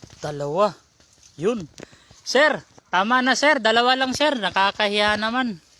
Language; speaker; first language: Filipino; native; Filipino